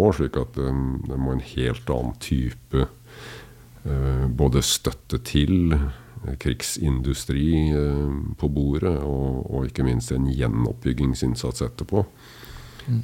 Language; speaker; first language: Norwegian; native; Norwegian